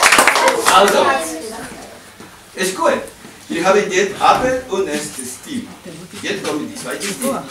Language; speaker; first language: German; non-native, learner; Spanish